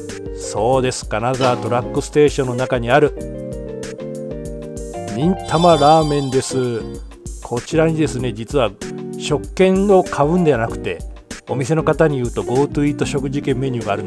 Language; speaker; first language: Japanese; native; Japanese